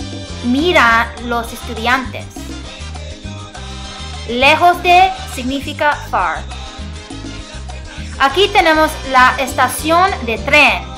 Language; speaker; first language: Spanish; non-native, learner; English